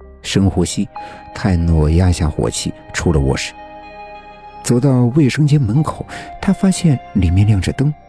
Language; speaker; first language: Chinese; native; Chinese